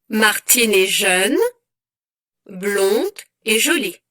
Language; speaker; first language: French; non-native, learner; English